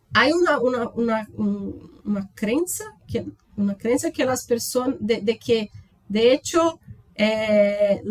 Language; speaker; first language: Spanish; non-native, learner; Portuguese